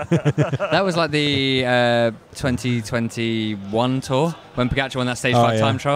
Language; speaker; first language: English; native; English